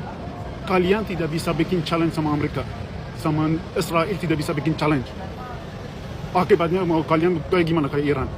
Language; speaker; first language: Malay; non-native, fluent; Persian